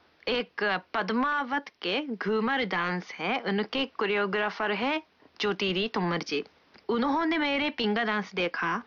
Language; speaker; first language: Hindi; non-native, fluent; Japanese